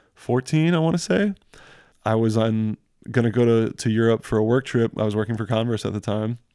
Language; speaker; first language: English; early bilingual, other home language; French